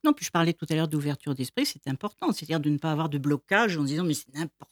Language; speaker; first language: French; native; French